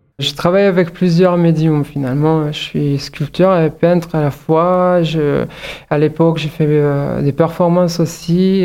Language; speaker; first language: French; non-native, fluent; Hungarian